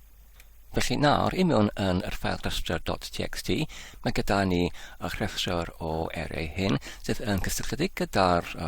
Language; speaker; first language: Welsh; non-native, learner; English